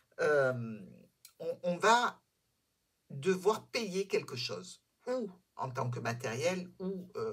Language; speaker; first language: French; native; French